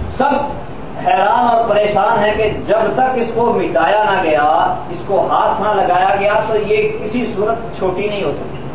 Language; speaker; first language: Urdu; non-native, local second language; Punjabi